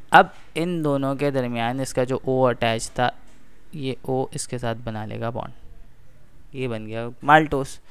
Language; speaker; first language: Urdu; native; Urdu